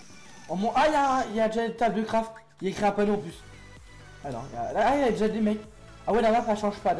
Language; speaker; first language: French; native; French